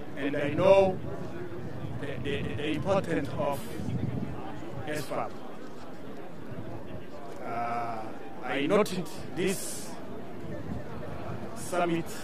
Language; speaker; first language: English; non-native, learner; Rundi